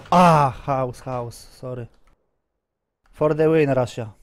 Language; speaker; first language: English; non-native, learner; Polish